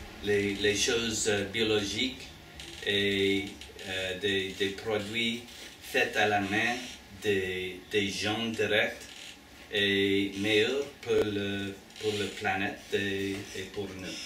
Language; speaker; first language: French; non-native, learner; English